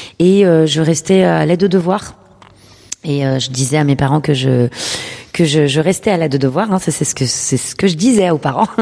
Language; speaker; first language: French; early bilingual, other home language; Urdu